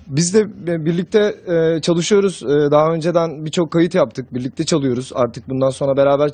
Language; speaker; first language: Turkish; native; Turkish